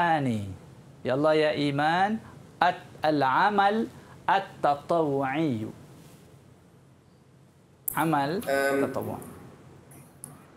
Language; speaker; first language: Arabic; non-native, fluent; Malay